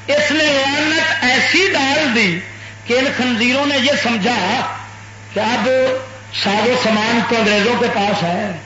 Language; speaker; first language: Urdu; non-native, local second language; Punjabi